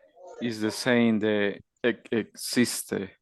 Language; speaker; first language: English; non-native, learner; Spanish